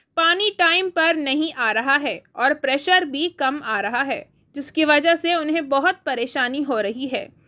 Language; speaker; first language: Hindi; non-native, local second language; Urdu